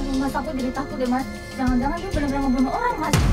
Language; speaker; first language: Indonesian; native; Indonesian